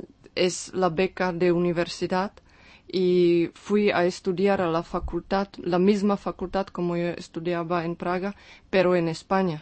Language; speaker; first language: Spanish; non-native, fluent; Czech